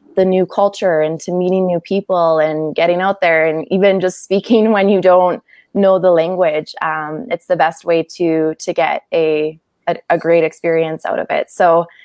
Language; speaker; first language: English; native; English